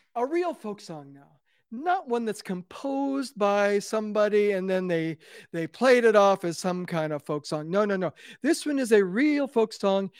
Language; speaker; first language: English; native; English